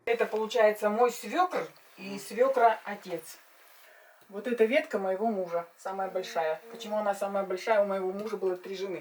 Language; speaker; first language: Russian; native; Russian